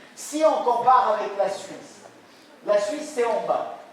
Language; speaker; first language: French; non-native, local second language; Arabic